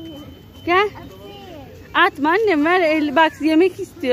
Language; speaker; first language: Turkish; native; Turkish